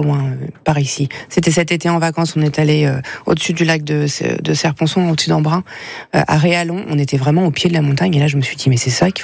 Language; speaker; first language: French; native; French